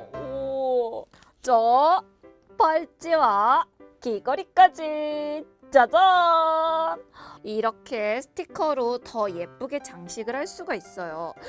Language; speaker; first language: Korean; native; Korean